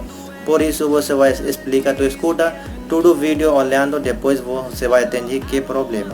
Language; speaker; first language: Portuguese; non-native, learner; Hindi